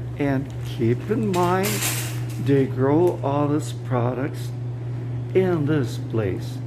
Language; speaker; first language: English; non-native, fluent; Spanish